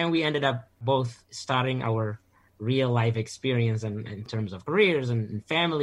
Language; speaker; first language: English; non-native, fluent; Somali